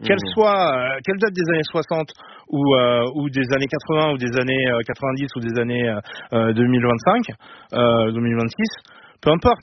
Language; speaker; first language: French; native; French